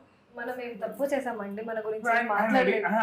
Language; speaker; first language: Telugu; non-native, fluent; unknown